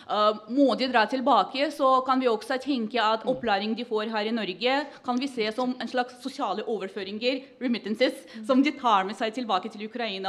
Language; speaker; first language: Norwegian; non-native, fluent; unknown